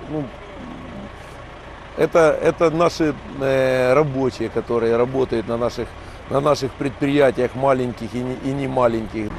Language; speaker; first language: Russian; native; Russian